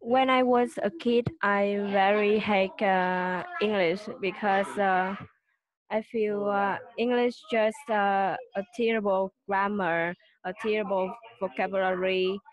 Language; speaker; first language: English; non-native, learner; Vietnamese